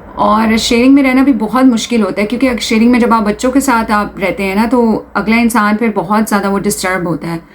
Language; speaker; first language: Urdu; native; Urdu